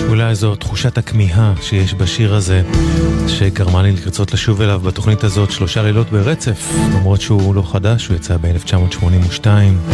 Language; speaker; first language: Hebrew; native; Hebrew